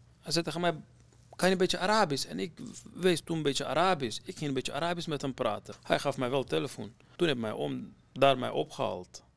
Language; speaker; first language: Dutch; non-native, fluent; Kurdish